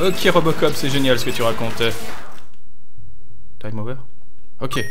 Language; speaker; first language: French; native; French